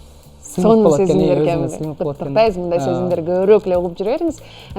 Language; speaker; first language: Kyrgyz; native; Kyrgyz